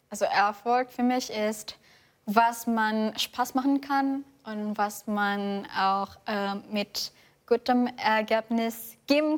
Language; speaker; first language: German; non-native, fluent; Indonesian